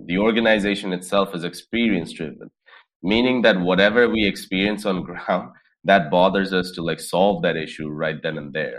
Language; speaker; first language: English; non-native, local second language; Bangla